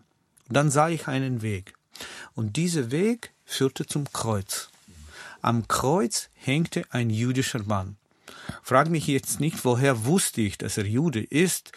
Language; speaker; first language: German; non-native, fluent; Russian